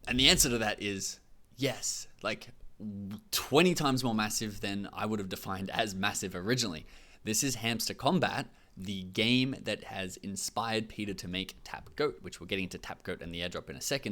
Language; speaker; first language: English; native; English